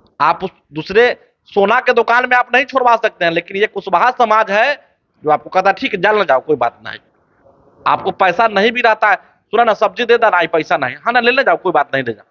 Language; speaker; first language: Hindi; native; Hindi